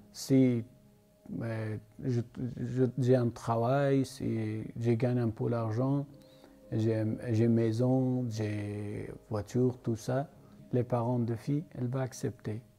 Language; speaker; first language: French; non-native, learner; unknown